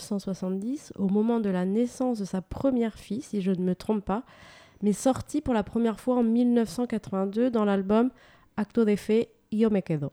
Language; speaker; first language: French; native; French